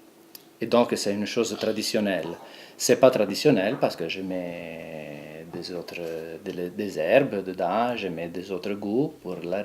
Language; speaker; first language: French; non-native, local second language; Italian